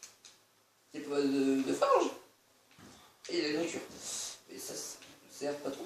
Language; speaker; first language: French; native; French